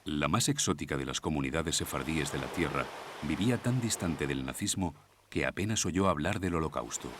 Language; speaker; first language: Spanish; native; Spanish